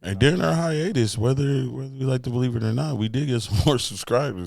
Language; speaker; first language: English; native; English